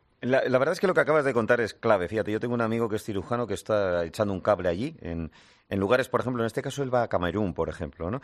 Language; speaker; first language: Spanish; native; Spanish